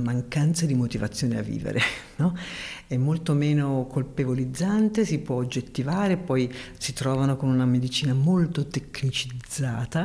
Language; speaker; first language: Italian; native; Italian